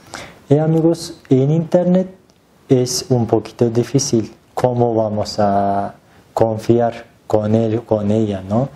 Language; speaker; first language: Spanish; non-native, learner; Turkish